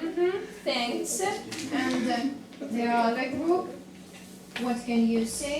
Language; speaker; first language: English; non-native, fluent; Russian